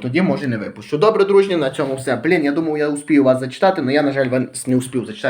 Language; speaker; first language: Ukrainian; native; Ukrainian